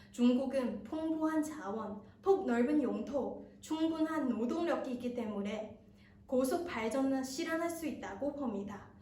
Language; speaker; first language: Korean; non-native, fluent; Chinese